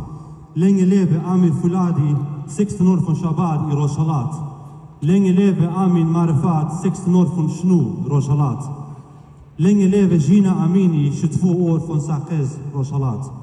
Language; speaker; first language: Swedish; early bilingual, other home language; Kurdish